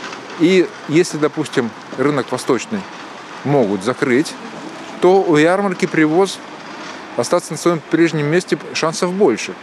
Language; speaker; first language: Russian; native; Russian